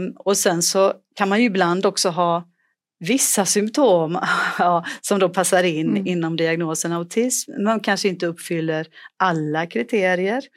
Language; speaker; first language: Swedish; native; Swedish